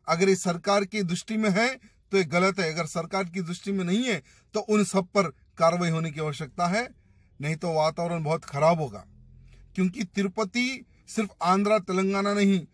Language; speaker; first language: Hindi; non-native, local second language; Telugu